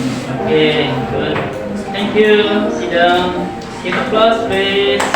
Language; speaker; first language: English; non-native, learner; Indonesian